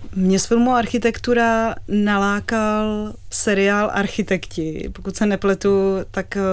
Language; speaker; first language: Czech; native; Czech